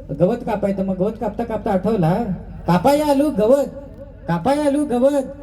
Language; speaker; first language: Marathi; native; Marathi